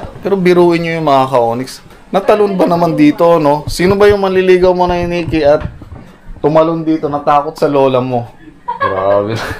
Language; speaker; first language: Filipino; native; Filipino